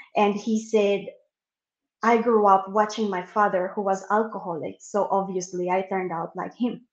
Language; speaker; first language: English; non-native, local second language; Filipino